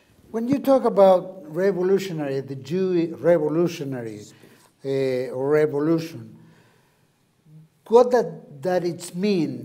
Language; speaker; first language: English; non-native, learner; Spanish